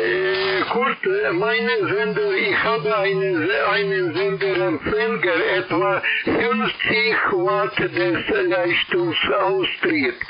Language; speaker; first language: German; non-native, learner; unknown